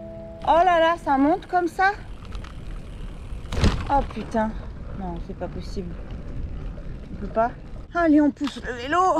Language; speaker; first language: French; native; French